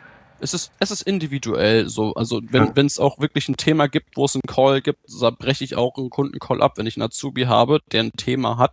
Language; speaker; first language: German; native; German